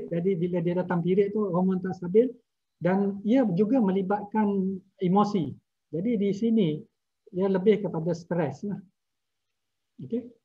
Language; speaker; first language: Malay; native; Malay